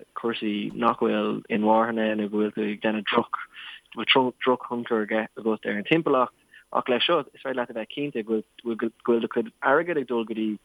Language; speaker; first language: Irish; non-native, local second language; English